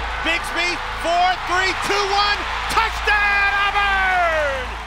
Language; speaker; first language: English; native; English